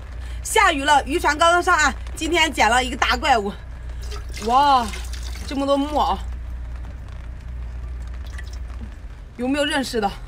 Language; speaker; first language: Chinese; native; Chinese